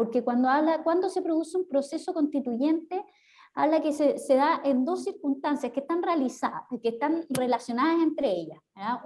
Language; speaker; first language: Spanish; native; Spanish